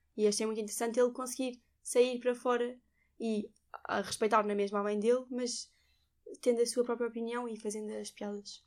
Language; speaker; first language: Portuguese; native; Portuguese